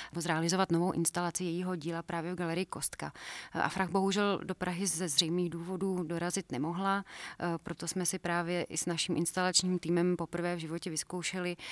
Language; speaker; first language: Czech; non-native, fluent; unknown